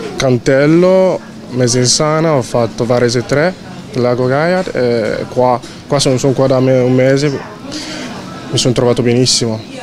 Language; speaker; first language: Italian; non-native, fluent; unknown